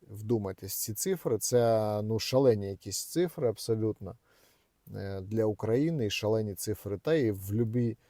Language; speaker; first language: Ukrainian; non-native, local second language; Russian